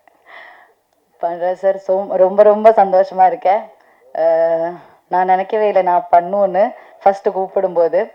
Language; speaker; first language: Tamil; non-native, fluent; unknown